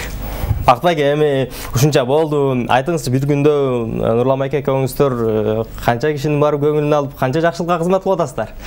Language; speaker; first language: Kyrgyz; native; Kyrgyz